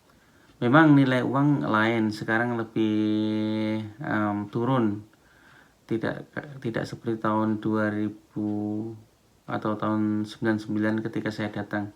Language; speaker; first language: Indonesian; non-native, local second language; Javanese